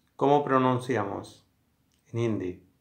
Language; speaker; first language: Spanish; non-native, learner; Hindi